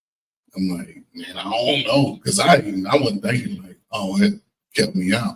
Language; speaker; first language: English; native; English